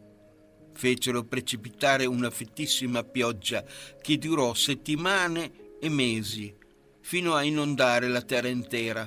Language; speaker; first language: Italian; non-native, fluent; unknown